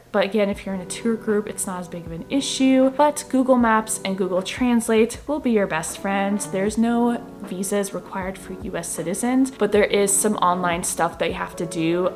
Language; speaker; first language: English; native; English